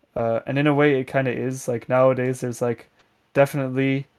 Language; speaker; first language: English; non-native, fluent; Dutch